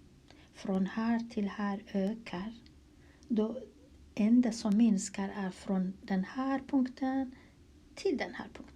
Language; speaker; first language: Swedish; non-native, fluent; Kurdish